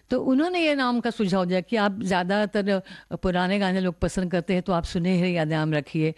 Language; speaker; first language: Hindi; non-native, local second language; Marathi